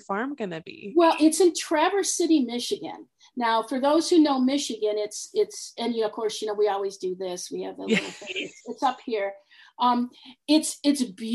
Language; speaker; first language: English; native; English